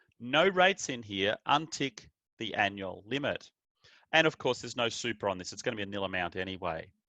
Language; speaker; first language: English; native; English